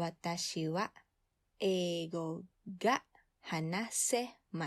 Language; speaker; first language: Japanese; non-native, fluent; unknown